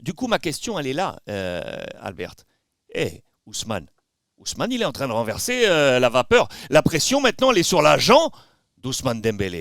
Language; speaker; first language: French; native; French